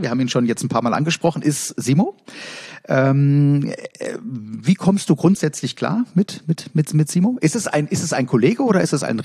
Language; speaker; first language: German; native; German